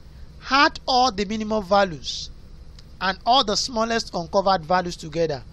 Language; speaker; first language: English; non-native, local second language; Yoruba